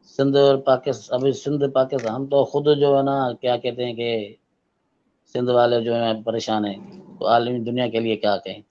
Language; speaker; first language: Urdu; non-native, local second language; Sindhi